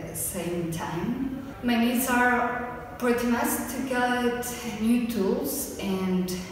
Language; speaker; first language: English; non-native, fluent; Spanish